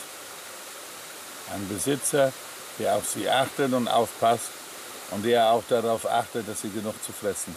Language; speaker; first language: German; native; German